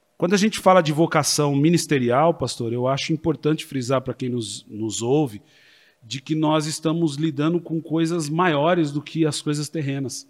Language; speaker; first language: Portuguese; native; Portuguese